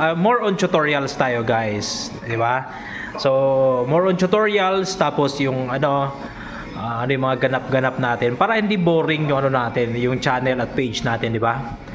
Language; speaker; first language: Filipino; non-native, local second language; Cebuano